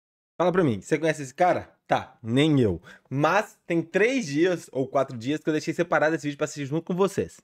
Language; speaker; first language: Portuguese; native; Portuguese